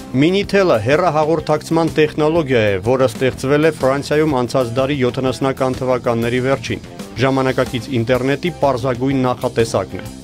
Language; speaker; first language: Armenian; native; Armenian